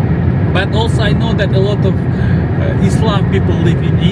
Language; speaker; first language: English; non-native, fluent; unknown